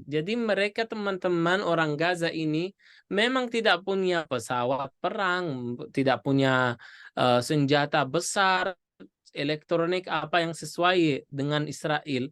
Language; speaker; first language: Indonesian; non-native, fluent; Arabic